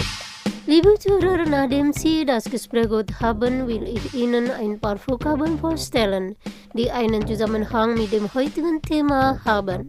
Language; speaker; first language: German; non-native, fluent; Indonesian